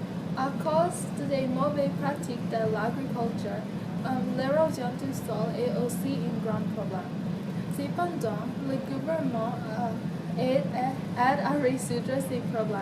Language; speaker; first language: French; non-native, learner; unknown